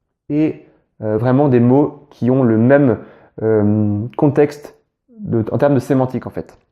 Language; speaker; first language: French; native; French